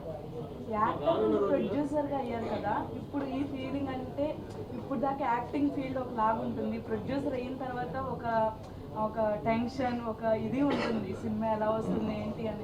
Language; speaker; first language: Telugu; native; Telugu